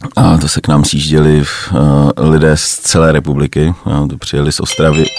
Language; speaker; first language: Czech; native; Czech